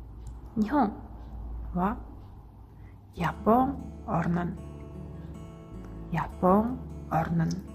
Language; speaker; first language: Japanese; non-native, fluent; Mongolian